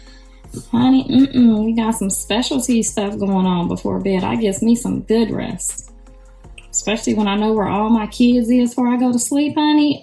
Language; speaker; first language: English; native; English